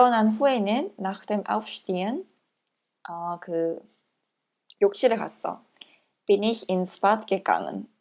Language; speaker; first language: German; non-native, learner; Korean